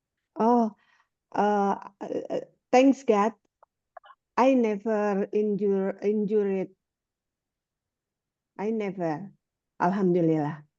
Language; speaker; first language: English; non-native, learner; Indonesian